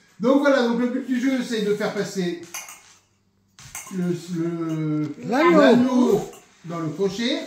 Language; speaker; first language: French; native; French